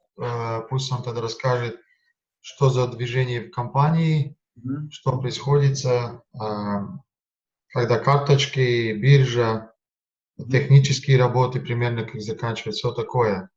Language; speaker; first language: Russian; non-native, fluent; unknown